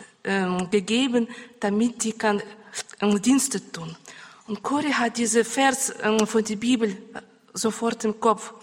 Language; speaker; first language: German; non-native, learner; Russian